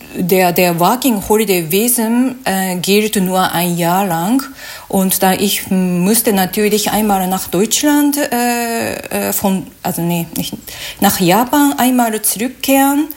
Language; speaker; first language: German; non-native, learner; Japanese